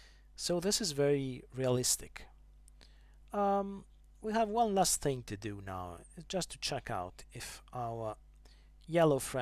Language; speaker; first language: English; non-native, fluent; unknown